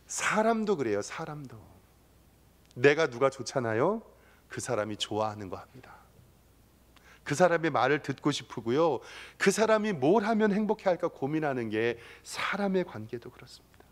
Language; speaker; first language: Korean; native; Korean